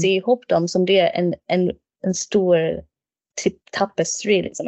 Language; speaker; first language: Swedish; non-native, fluent; English